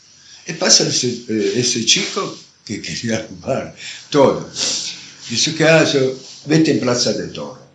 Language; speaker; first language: Spanish; non-native, learner; Italian